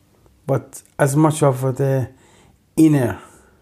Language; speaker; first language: English; non-native, fluent; Persian